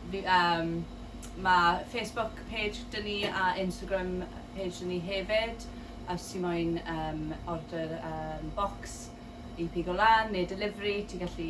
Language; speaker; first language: Welsh; non-native, local second language; English